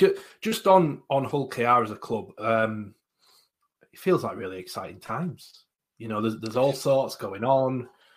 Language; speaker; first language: English; native; English